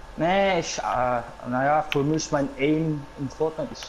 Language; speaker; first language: German; non-native, learner; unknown